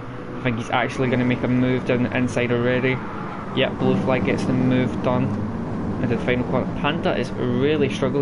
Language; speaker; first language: English; native; English